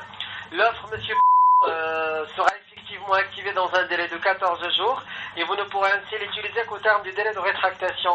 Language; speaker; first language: French; native; French